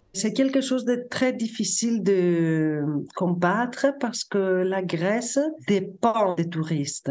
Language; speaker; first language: French; non-native, fluent; Greek